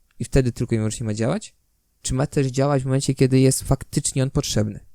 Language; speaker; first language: Polish; native; Polish